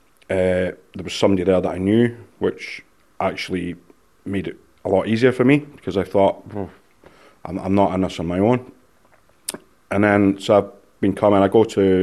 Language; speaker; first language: English; native; English